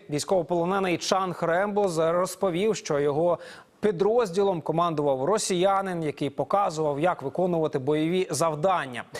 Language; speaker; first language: Ukrainian; native; Ukrainian